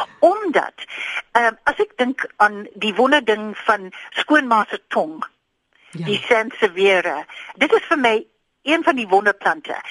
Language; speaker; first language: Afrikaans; non-native, local second language; English